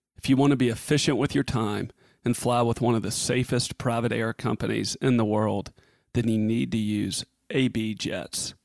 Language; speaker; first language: English; native; English